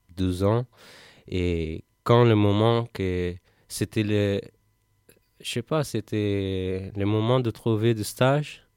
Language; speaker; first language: French; non-native, learner; Persian